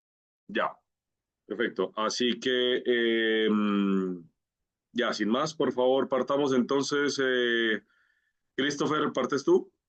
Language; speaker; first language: Spanish; native; Spanish